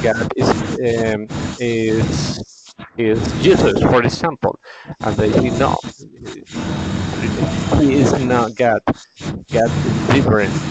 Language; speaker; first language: English; non-native, learner; Spanish